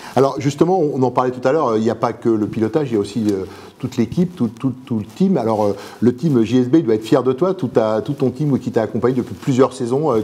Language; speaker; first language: French; native; French